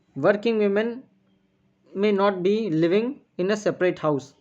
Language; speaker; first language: English; non-native, local second language; Tamil